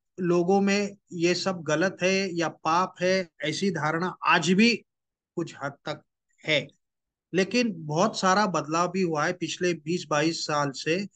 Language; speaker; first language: Hindi; non-native, local second language; Marathi